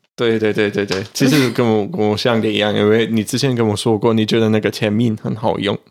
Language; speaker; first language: Chinese; non-native, fluent; German